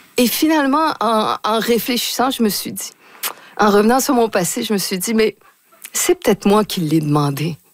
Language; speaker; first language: French; native; French